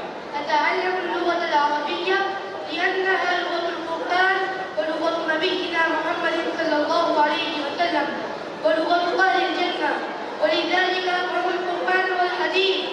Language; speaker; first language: Arabic; non-native, learner; Urdu